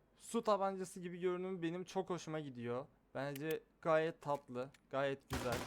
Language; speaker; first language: Turkish; native; Turkish